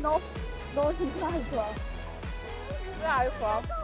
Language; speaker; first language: English; non-native, learner; Chinese